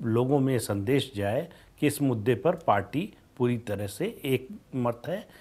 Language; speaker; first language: Hindi; native; Hindi